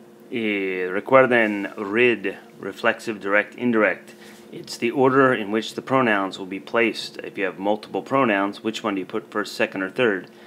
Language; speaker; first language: English; native; English